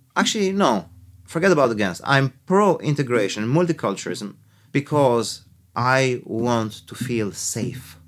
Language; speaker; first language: English; early bilingual, other home language; Albanian